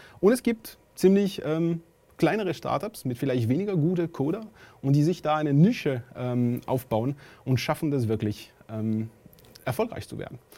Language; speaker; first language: German; non-native, fluent; French